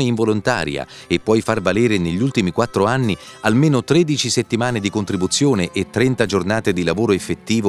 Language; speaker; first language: Italian; native; Italian